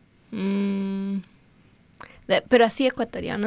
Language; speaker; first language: Spanish; early bilingual, heritage; Spanish